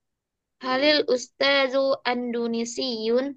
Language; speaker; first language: Arabic; non-native, learner; Indonesian